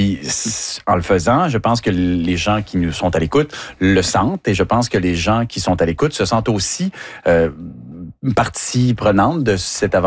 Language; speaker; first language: French; native; French